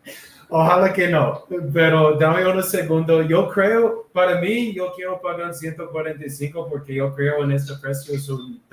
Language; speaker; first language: Spanish; non-native, learner; English